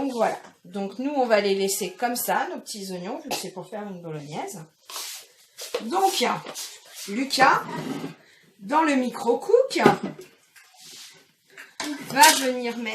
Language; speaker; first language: French; native; French